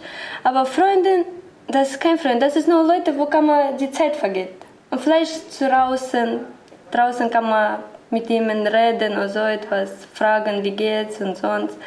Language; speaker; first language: German; non-native, learner; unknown